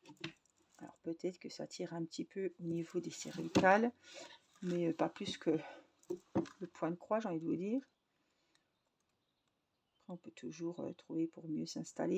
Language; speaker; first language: French; native; French